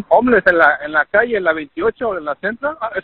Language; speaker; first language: Spanish; native; Spanish